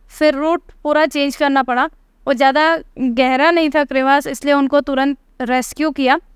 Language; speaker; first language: Hindi; native; Hindi